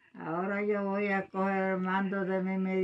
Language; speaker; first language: Spanish; native; Spanish